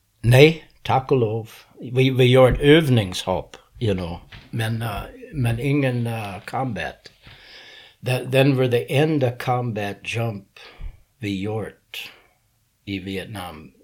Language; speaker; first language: Swedish; non-native, fluent; English